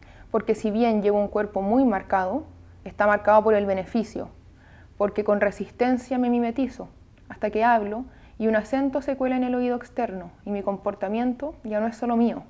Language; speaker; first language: Spanish; native; Spanish